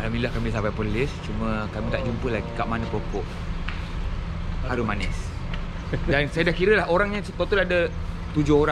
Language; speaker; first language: Malay; native; Malay